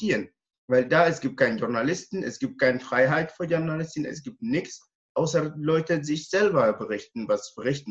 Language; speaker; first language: German; non-native, learner; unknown